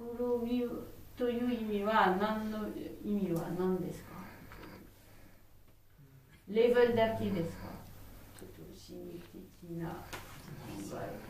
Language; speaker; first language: Japanese; non-native, fluent; French